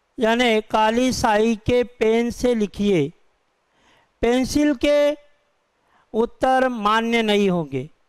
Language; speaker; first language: Hindi; non-native, local second language; Urdu